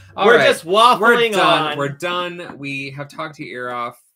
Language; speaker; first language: English; native; English